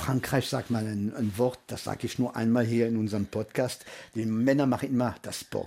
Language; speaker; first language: German; non-native, fluent; French